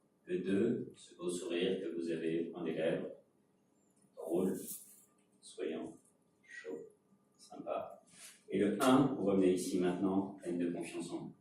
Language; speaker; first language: French; native; French